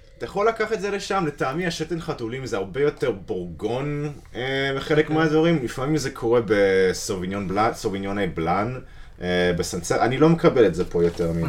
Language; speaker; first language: Hebrew; non-native, fluent; English